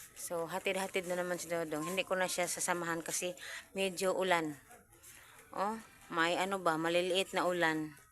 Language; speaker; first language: Filipino; non-native, local second language; Cebuano